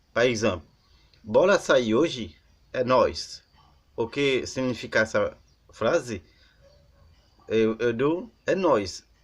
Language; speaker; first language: Portuguese; non-native, learner; Haitian Creole